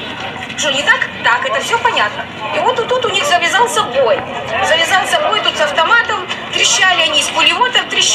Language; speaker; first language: Russian; native; Russian